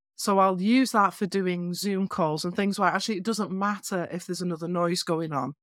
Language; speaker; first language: English; native; English